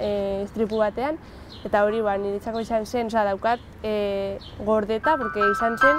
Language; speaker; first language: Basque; non-native, local second language; Spanish